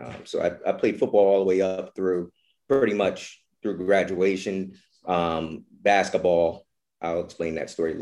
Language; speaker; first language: English; native; English